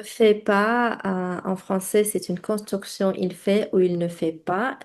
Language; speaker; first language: French; non-native, fluent; Russian